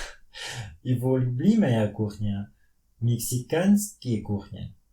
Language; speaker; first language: Russian; non-native, learner; French